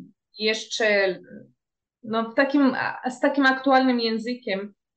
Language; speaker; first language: Polish; early bilingual, heritage; Portuguese